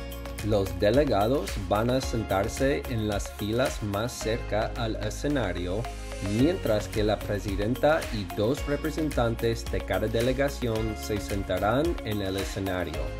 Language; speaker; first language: Spanish; non-native, fluent; English